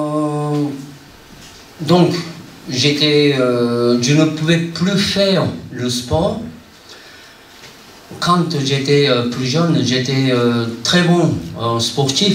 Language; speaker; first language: French; non-native, fluent; Japanese